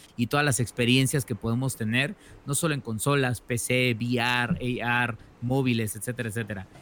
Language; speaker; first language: Spanish; native; Spanish